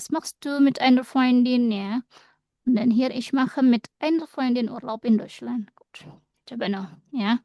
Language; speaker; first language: German; non-native, fluent; Indonesian